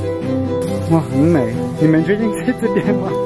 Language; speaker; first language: Chinese; non-native, learner; French